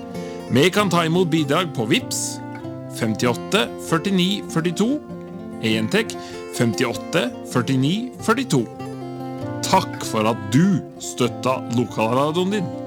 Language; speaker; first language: Norwegian; native; Norwegian